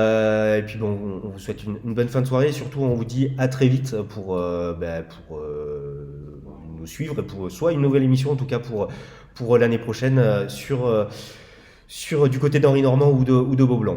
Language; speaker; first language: French; native; French